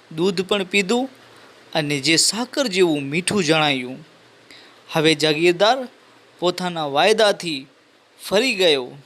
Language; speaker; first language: Gujarati; non-native, local second language; Sindhi